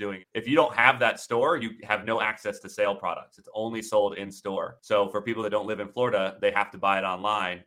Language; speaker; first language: English; native; English